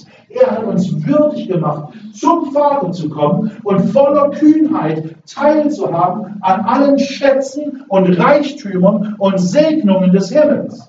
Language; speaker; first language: German; native; German